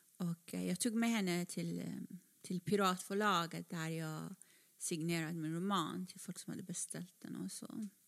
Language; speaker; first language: Swedish; non-native, fluent; Persian